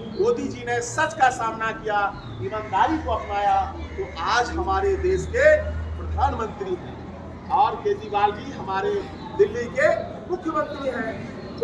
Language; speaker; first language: Hindi; native; Hindi